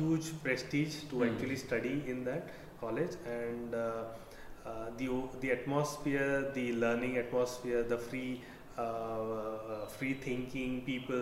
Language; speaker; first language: English; non-native, local second language; Marathi